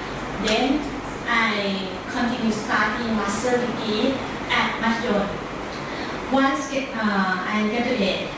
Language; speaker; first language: English; non-native, learner; Thai